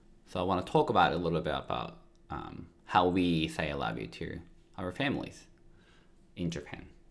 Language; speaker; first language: English; non-native, fluent; Japanese